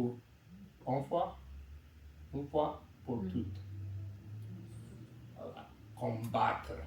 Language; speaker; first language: French; non-native, learner; English